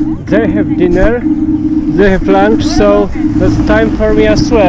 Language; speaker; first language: English; non-native, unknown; Polish